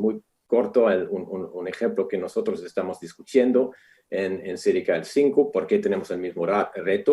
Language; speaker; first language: Spanish; non-native, fluent; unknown